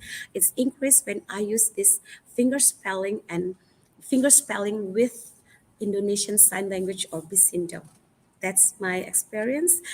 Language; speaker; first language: English; non-native, fluent; Indonesian